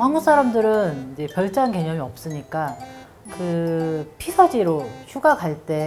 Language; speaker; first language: Korean; native; Korean